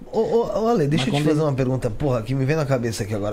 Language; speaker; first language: Portuguese; native; Portuguese